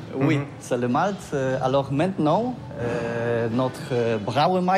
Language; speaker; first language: French; non-native, learner; Polish